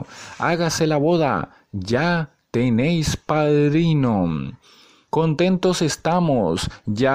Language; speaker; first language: Spanish; native; Spanish